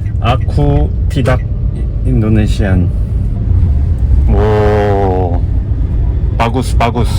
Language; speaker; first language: Indonesian; non-native, learner; Korean